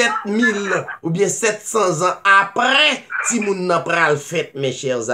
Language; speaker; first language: French; non-native, local second language; Haitian Creole